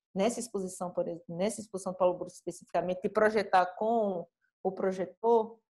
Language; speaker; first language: Portuguese; native; Portuguese